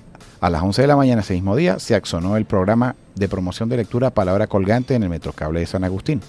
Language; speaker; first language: Spanish; native; Spanish